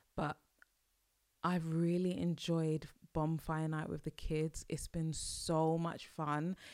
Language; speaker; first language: English; native; English